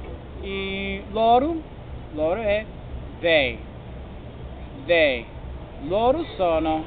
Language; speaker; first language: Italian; non-native, learner; English